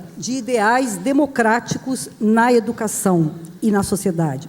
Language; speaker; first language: Portuguese; native; Portuguese